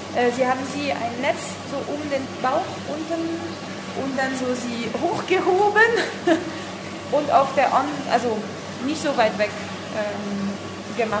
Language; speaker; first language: German; non-native, fluent; French